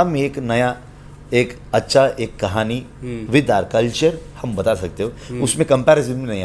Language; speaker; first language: Hindi; non-native, local second language; Kannada